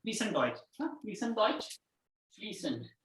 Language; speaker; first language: German; non-native, fluent; Hindi